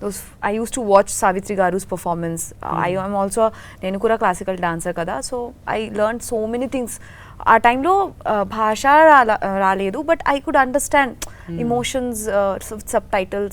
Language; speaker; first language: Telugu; non-native, learner; Bangla